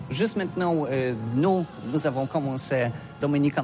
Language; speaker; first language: French; non-native, learner; Polish